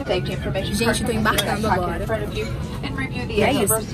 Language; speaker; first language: Portuguese; native; Portuguese